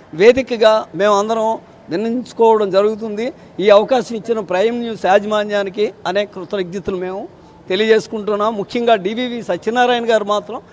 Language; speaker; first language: Telugu; native; Telugu